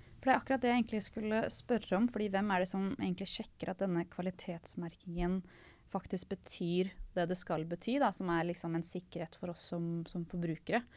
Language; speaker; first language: Norwegian; native; Norwegian